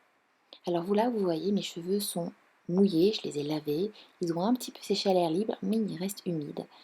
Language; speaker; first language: French; native; French